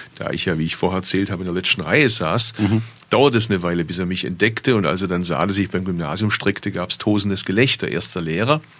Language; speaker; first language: German; early bilingual, other home language; Turkish